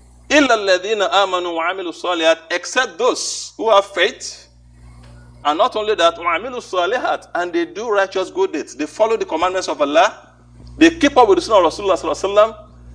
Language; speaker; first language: English; non-native, local second language; Yoruba